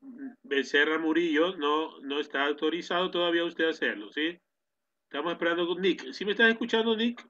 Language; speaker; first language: Spanish; native; Spanish